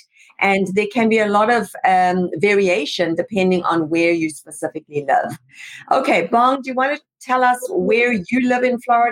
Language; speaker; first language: English; native; English